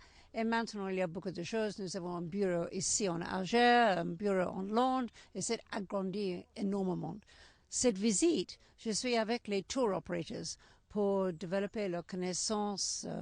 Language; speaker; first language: French; non-native, learner; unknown